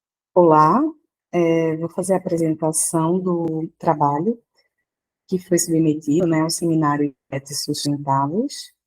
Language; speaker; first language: Portuguese; native; Portuguese